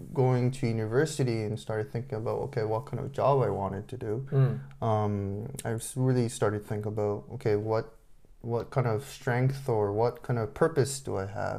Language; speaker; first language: English; non-native, fluent; Japanese